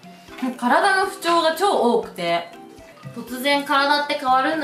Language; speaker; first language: Japanese; native; Japanese